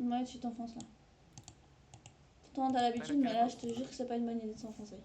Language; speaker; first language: French; native; French